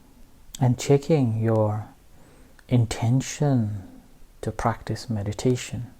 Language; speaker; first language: English; non-native, fluent; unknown